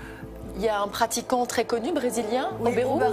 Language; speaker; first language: French; native; French